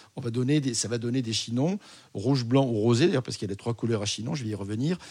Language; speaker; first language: French; native; French